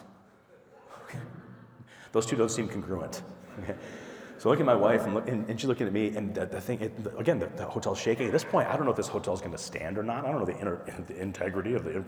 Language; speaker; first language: English; native; English